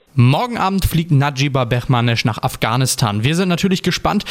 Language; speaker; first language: German; native; German